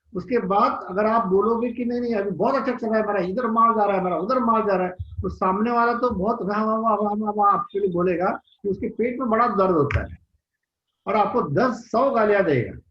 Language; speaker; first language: Hindi; non-native, local second language; Marathi